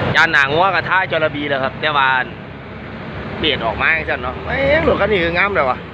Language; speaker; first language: Thai; non-native, local second language; Northeastern Thai